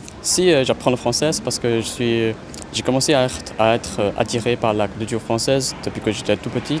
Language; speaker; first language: French; non-native, fluent; Chinese